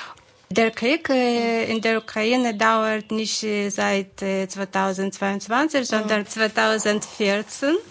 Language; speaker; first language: German; non-native, fluent; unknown